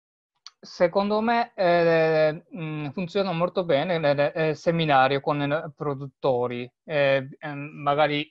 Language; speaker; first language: Italian; non-native, learner; Japanese